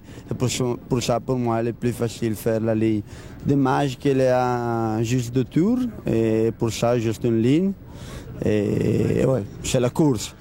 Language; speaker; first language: French; non-native, learner; Italian